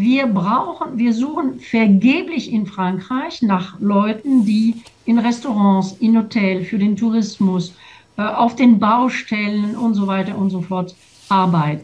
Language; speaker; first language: German; non-native, fluent; French